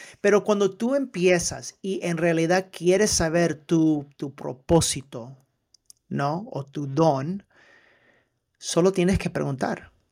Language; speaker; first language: Spanish; early bilingual, heritage; Spanish